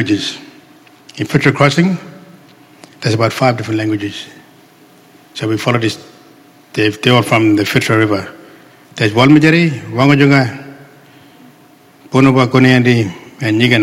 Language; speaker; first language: English; non-native, local second language; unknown